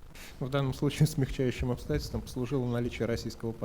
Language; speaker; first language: Russian; native; Russian